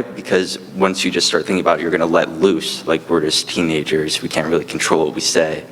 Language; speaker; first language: English; native; English